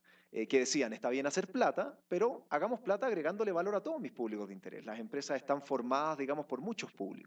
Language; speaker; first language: Spanish; native; Spanish